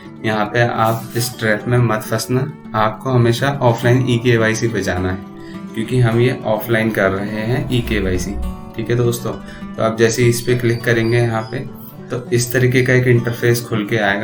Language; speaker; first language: Hindi; native; Hindi